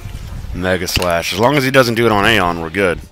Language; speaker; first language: English; native; English